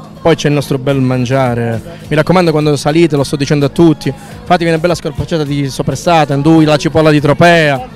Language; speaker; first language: Italian; native; Italian